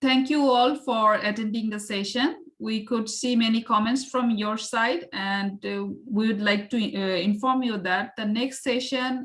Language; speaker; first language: English; non-native, local second language; Bangla